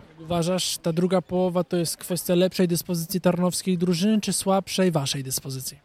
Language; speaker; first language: Polish; native; Polish